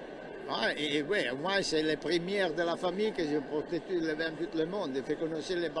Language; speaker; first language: French; non-native, learner; Italian